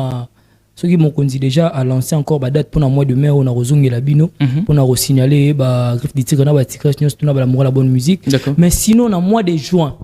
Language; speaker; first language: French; non-native, local second language; Lingala